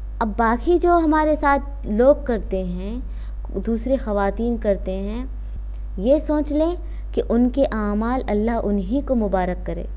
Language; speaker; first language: Urdu; native; Urdu